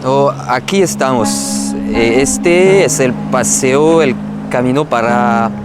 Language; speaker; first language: Spanish; non-native, learner; French